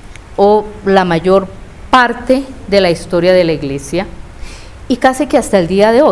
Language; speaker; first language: Spanish; native; Spanish